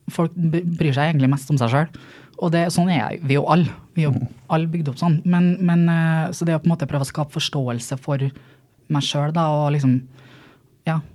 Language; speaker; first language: Norwegian; native; Norwegian